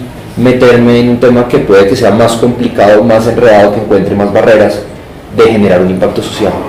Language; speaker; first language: Spanish; native; Spanish